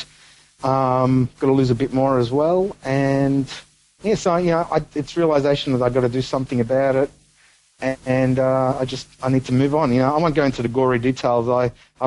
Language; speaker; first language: English; native; English